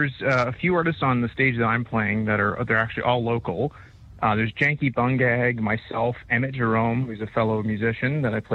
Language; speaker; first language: English; native; English